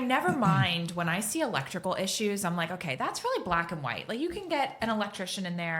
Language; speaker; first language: English; native; English